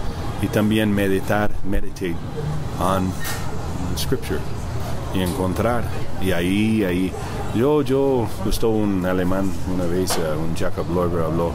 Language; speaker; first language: Spanish; early bilingual, heritage; Spanish